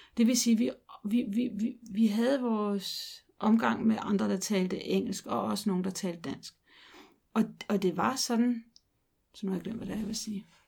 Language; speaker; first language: Danish; native; Danish